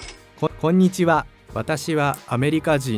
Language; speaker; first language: Japanese; non-native, learner; English